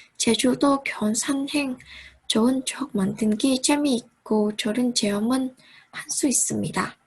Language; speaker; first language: Korean; non-native, learner; Vietnamese